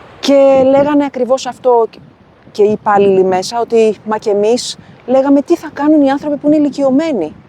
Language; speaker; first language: Greek; native; Greek